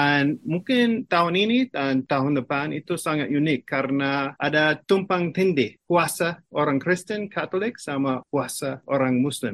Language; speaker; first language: Indonesian; non-native, fluent; English